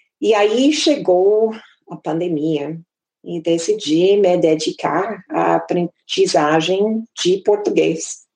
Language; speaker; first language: Portuguese; non-native, fluent; English